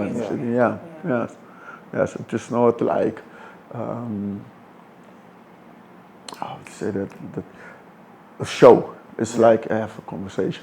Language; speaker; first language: English; non-native, fluent; Dutch